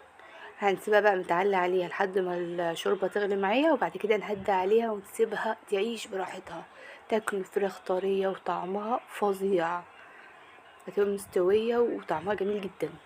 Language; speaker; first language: Arabic; native; Arabic